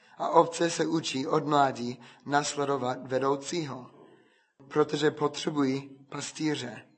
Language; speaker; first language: Czech; non-native, fluent; English